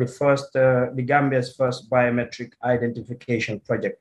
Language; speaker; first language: English; non-native, local second language; Wolof